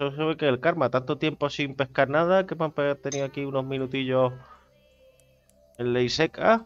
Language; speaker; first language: Spanish; native; Spanish